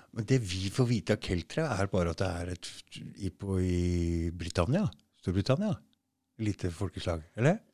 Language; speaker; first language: Norwegian; native; Norwegian